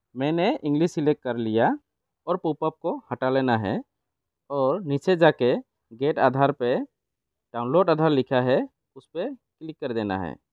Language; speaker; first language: Hindi; non-native, local second language; Assamese